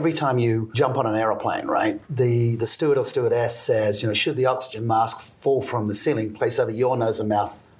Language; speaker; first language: English; native; English